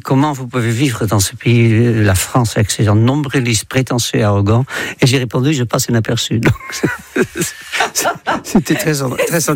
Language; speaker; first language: French; native; French